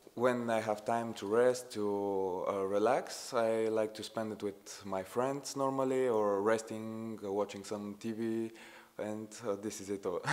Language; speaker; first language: English; non-native, fluent; Bulgarian